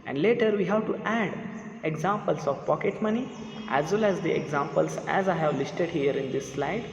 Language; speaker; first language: English; non-native, local second language; Kannada